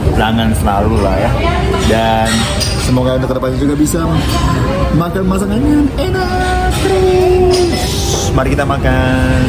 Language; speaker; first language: Indonesian; non-native, fluent; Japanese